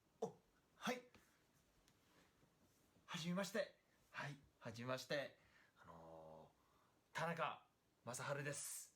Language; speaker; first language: Japanese; non-native, learner; English